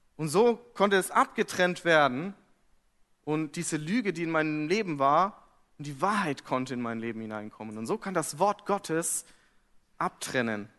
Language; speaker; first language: German; native; German